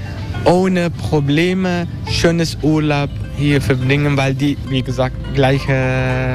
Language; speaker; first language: German; non-native, fluent; Turkish